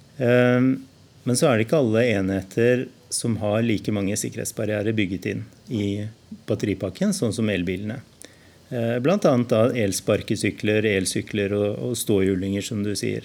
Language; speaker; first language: Norwegian; native; Norwegian